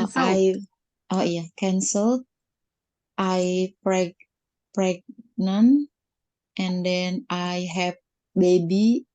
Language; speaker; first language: English; non-native, learner; Indonesian